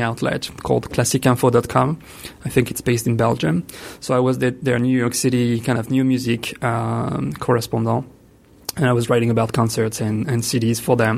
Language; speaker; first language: English; non-native, fluent; French